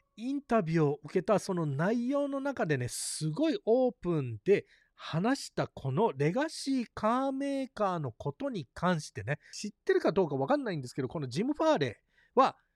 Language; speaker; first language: Japanese; early bilingual, heritage; Japanese